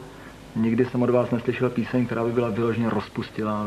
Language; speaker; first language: Czech; native; Czech